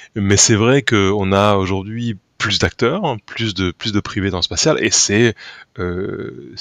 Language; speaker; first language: French; native; French